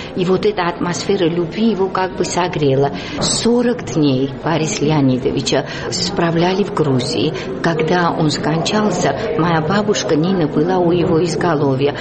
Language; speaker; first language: Russian; non-native, local second language; Georgian